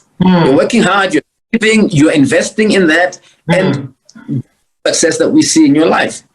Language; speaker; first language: English; non-native, local second language; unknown